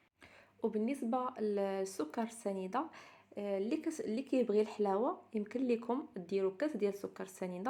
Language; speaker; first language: Arabic; native; Arabic